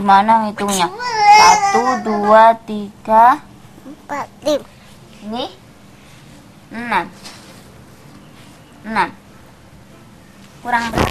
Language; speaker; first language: Indonesian; native; Indonesian